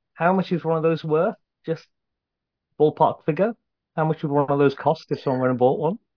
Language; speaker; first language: English; native; English